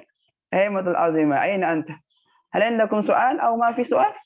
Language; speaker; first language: Arabic; non-native, learner; Indonesian